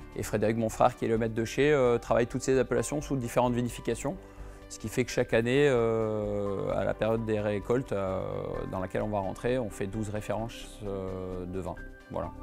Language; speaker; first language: French; native; French